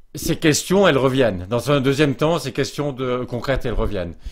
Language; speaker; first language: French; native; French